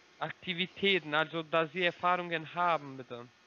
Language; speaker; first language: German; non-native, learner; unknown